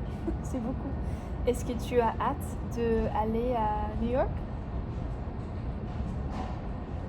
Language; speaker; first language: French; non-native, learner; English